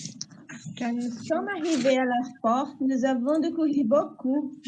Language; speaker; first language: French; non-native, learner; Portuguese